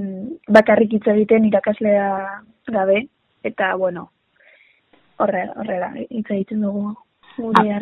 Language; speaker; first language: Basque; non-native, local second language; Spanish